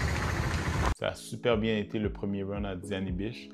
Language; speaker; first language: French; native; French